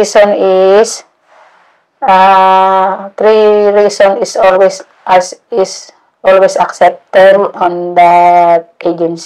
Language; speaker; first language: English; non-native, learner; Indonesian